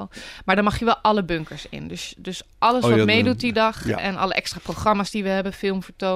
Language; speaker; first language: Dutch; native; Dutch